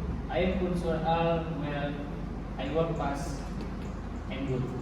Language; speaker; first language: English; non-native, learner; Indonesian